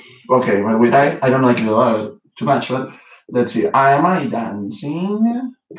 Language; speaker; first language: English; non-native, fluent; Spanish